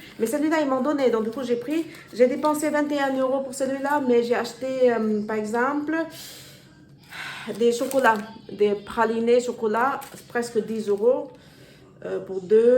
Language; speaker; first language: French; non-native, learner; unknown